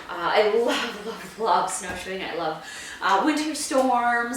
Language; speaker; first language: English; native; English